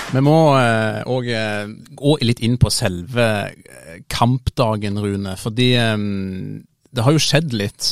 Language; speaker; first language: Norwegian; native; Norwegian